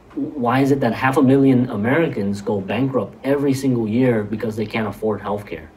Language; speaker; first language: English; early bilingual, other home language; Vietnamese